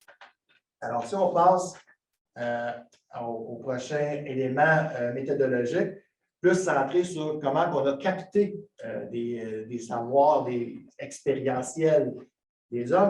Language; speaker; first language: French; native; French